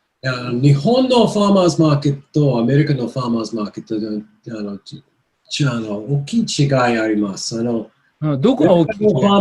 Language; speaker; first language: Japanese; non-native, learner; English